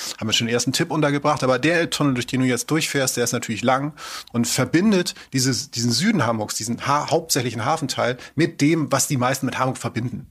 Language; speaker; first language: German; native; German